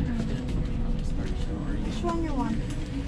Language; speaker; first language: English; non-native, local second language; Filipino